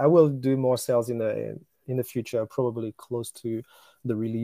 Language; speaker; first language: English; non-native, fluent; French